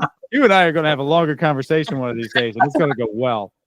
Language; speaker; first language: English; native; English